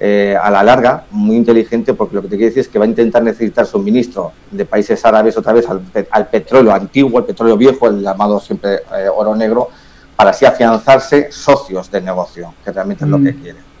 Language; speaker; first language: Spanish; native; Spanish